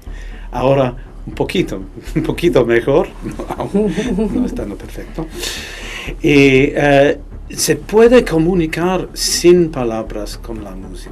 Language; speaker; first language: Spanish; non-native, fluent; English